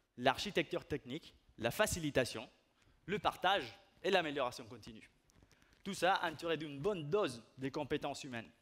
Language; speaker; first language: French; non-native, fluent; Spanish